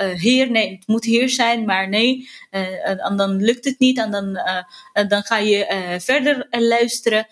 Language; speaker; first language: Dutch; non-native, fluent; Arabic